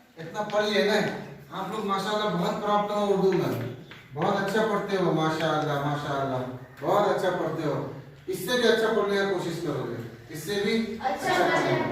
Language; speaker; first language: Hindi; native; Hindi